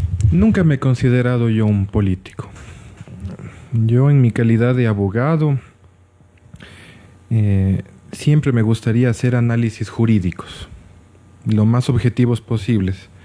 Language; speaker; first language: Spanish; native; Spanish